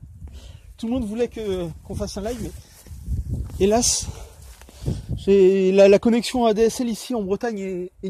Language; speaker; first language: French; native; French